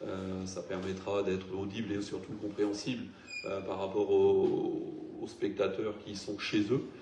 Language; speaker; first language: French; native; French